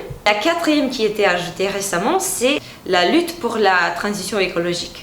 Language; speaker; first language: French; non-native, fluent; Romanian